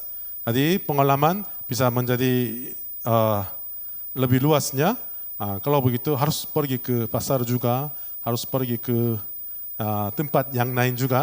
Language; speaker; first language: Indonesian; non-native, learner; Korean